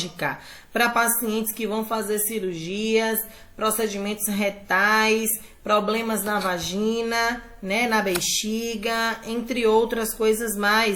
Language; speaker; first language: Portuguese; native; Portuguese